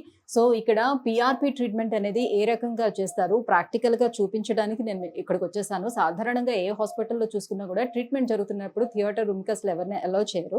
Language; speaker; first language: Telugu; native; Telugu